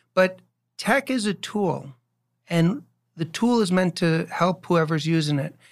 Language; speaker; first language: English; native; English